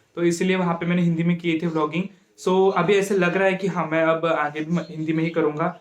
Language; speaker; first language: Hindi; non-native, local second language; Marathi